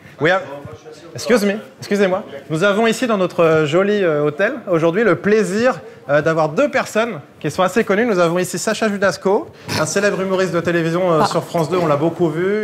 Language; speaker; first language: French; native; French